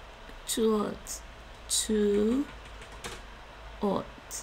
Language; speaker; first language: Vietnamese; non-native, learner; English